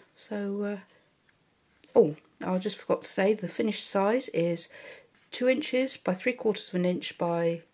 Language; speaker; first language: English; native; English